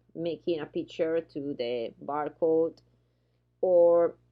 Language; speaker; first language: English; non-native, fluent; Italian